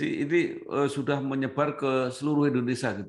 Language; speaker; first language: Indonesian; native; Indonesian